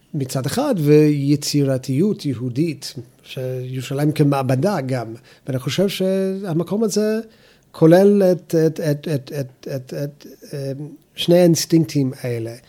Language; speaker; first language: Hebrew; non-native, fluent; English